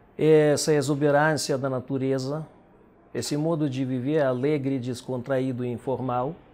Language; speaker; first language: Portuguese; non-native, fluent; Russian